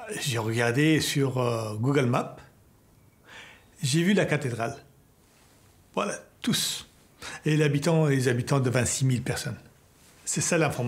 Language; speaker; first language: French; non-native, fluent; Persian